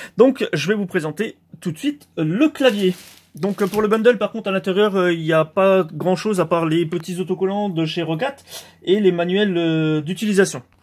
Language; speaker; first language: French; native; French